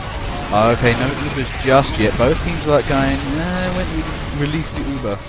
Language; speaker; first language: English; native; English